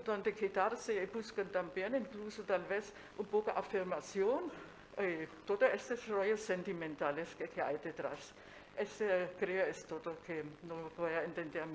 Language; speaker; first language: Spanish; non-native, fluent; German